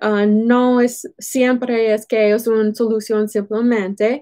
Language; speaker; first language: Spanish; non-native, fluent; English